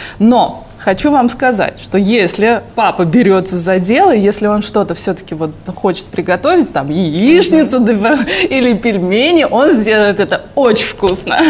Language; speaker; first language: Russian; native; Russian